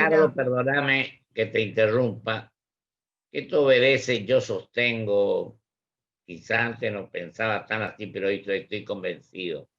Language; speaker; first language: Spanish; native; Spanish